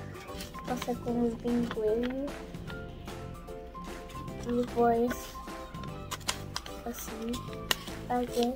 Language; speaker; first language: Portuguese; early bilingual, heritage; English